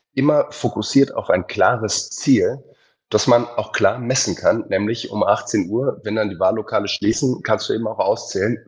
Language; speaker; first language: German; native; German